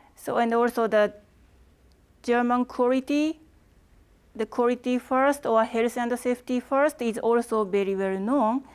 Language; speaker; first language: English; non-native, fluent; Japanese